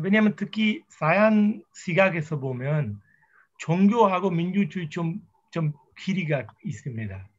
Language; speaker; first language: Korean; non-native, fluent; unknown